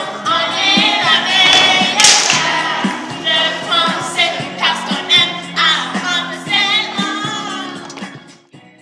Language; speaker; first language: French; non-native, local second language; English